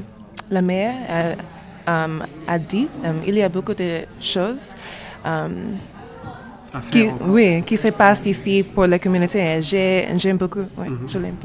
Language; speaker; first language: French; non-native, learner; English